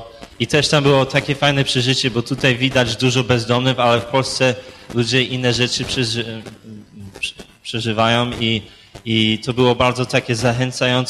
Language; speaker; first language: Polish; early bilingual, heritage; Polish